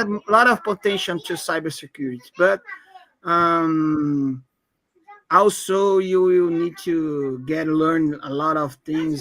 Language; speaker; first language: English; non-native, fluent; Portuguese